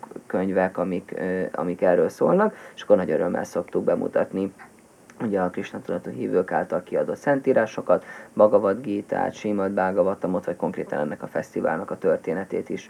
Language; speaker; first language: Hungarian; native; Hungarian